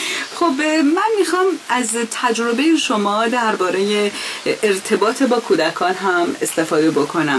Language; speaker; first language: Persian; native; Persian